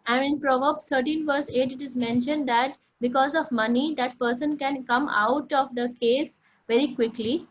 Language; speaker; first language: English; non-native, local second language; Hindi